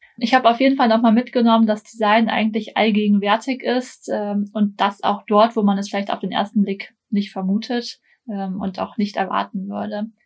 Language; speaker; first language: German; native; German